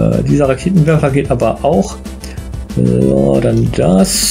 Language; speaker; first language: German; native; German